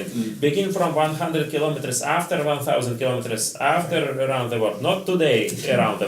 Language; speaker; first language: English; non-native, learner; Russian